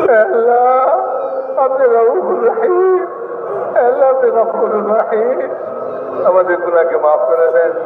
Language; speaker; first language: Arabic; non-native, fluent; Bangla